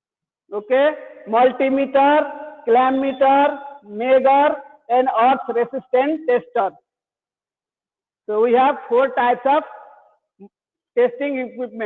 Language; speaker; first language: English; non-native, learner; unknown